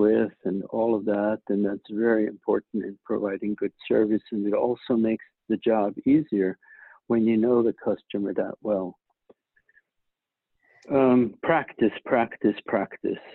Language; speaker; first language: English; non-native, fluent; Swiss German